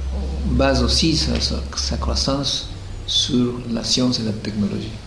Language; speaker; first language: French; non-native, fluent; Spanish